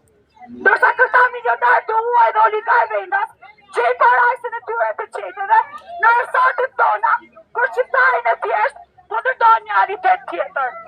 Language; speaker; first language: Albanian; native; Albanian